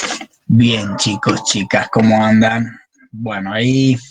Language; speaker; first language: Spanish; native; Spanish